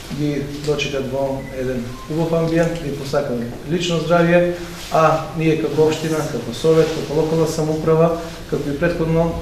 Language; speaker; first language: Macedonian; native; Macedonian